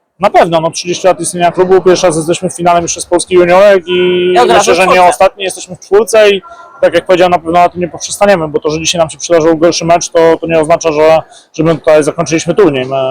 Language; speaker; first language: Polish; native; Polish